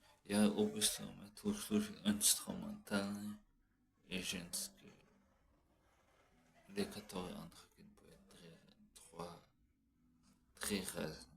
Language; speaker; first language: Russian; non-native, learner; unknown